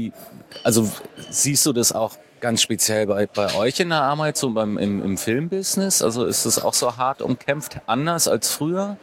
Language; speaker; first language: German; native; German